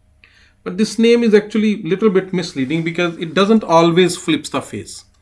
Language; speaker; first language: English; non-native, fluent; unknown